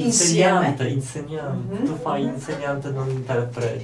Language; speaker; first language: Italian; non-native, learner; Polish